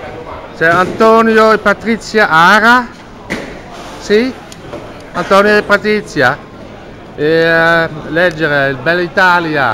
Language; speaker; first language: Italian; non-native, learner; Dutch